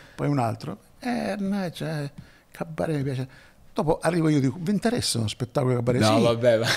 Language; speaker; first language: Italian; native; Italian